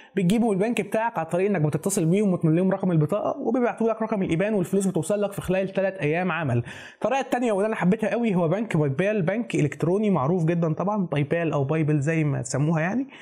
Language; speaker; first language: Arabic; native; Arabic